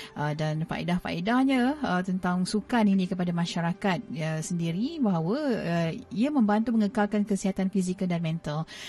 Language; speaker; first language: Malay; native; Malay